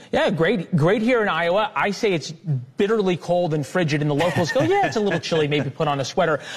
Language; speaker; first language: English; native; English